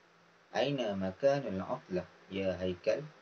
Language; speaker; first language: Arabic; non-native, learner; Malay